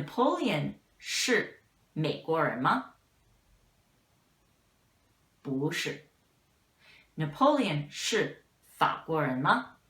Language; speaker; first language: Chinese; non-native, fluent; English